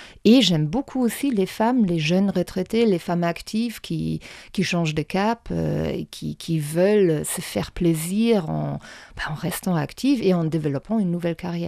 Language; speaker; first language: French; non-native, fluent; German